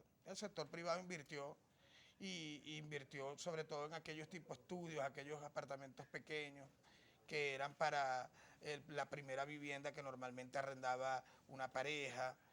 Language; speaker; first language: Spanish; native; Spanish